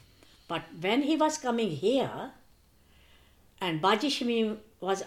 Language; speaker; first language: English; non-native, local second language; Punjabi